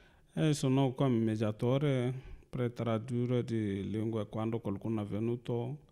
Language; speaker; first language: Italian; non-native, learner; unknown